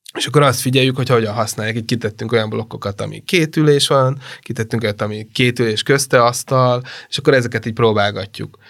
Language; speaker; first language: Hungarian; native; Hungarian